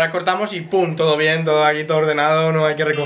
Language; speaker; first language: Spanish; native; Spanish